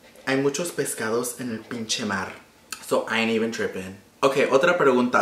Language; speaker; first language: Spanish; early bilingual, heritage; Spanish